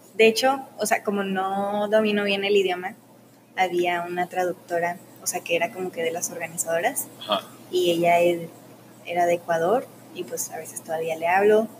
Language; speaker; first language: Spanish; native; Spanish